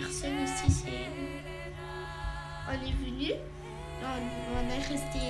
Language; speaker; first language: French; early bilingual, other home language; Romany